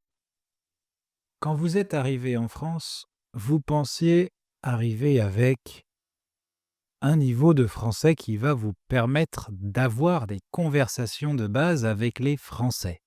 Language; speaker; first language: French; native; French